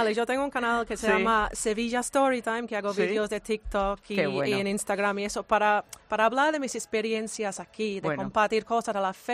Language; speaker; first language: Spanish; non-native, fluent; English